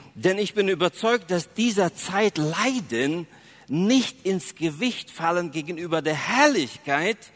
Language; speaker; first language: German; early bilingual, other home language; Russian